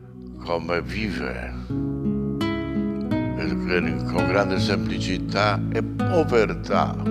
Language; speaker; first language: Italian; non-native, fluent; Polish